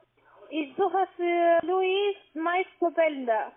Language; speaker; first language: German; non-native, learner; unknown